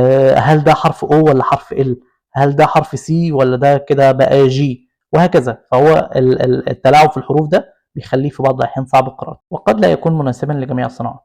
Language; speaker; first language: Arabic; native; Arabic